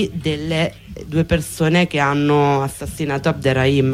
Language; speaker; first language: Italian; native; Italian